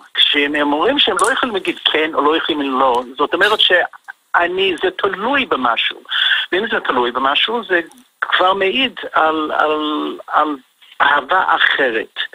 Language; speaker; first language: Hebrew; non-native, fluent; English